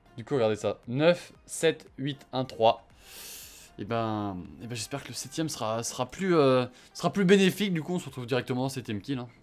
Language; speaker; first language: French; native; French